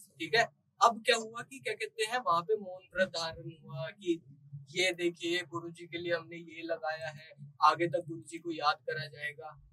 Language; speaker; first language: Hindi; native; Hindi